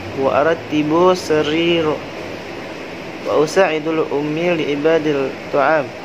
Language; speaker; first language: Arabic; non-native, learner; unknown